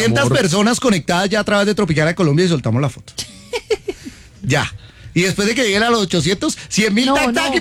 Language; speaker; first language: Spanish; native; Spanish